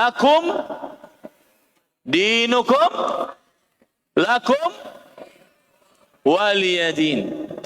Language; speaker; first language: Arabic; non-native, fluent; Indonesian